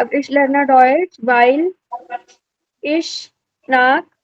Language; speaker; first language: German; non-native, fluent; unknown